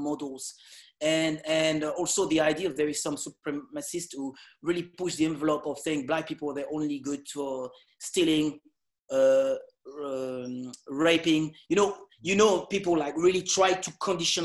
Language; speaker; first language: English; non-native, fluent; French